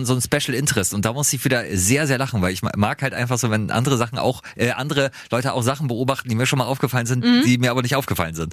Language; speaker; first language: German; native; German